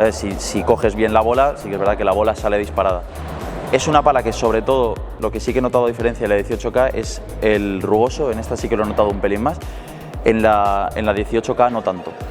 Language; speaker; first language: Spanish; native; Spanish